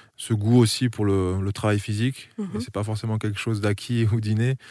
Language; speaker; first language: French; native; French